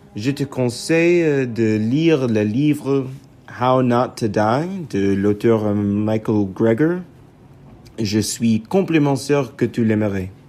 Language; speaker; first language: French; non-native, learner; English